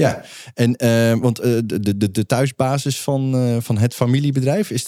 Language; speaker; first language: Dutch; native; Dutch